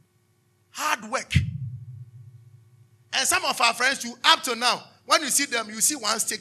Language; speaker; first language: English; non-native, local second language; Akan